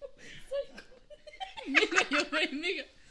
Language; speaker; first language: Japanese; native; Japanese